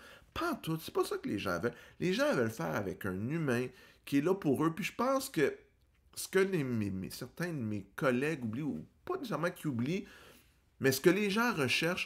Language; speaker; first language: French; native; French